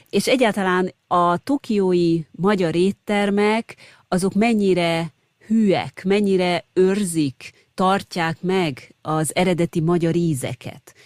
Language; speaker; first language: Hungarian; native; Hungarian